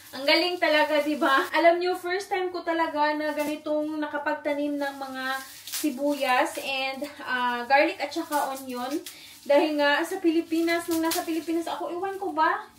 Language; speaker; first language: Filipino; non-native, local second language; Cebuano